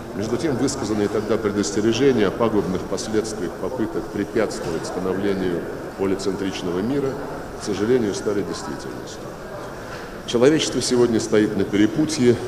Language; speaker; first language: Russian; native; Russian